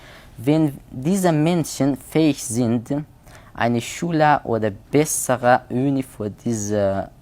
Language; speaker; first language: German; non-native, learner; Persian